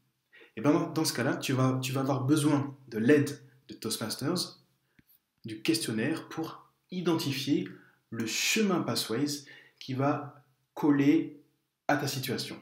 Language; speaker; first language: French; native; French